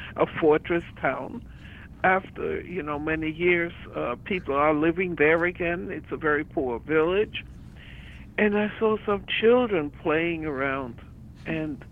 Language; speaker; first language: English; early bilingual, other home language; German